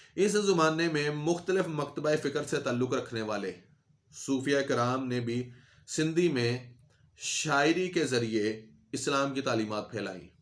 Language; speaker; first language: Urdu; non-native, local second language; Punjabi